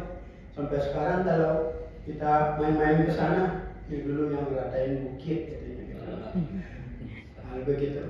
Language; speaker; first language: Indonesian; native; Indonesian